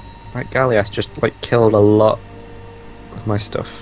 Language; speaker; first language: English; native; English